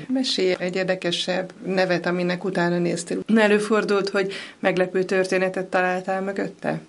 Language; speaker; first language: Hungarian; native; Hungarian